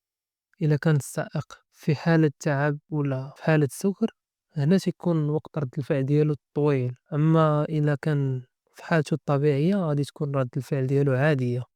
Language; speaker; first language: Arabic; native; Arabic